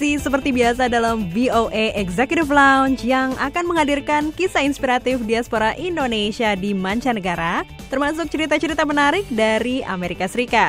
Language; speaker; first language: Indonesian; native; Indonesian